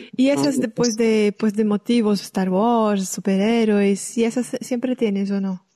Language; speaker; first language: Spanish; non-native, fluent; Portuguese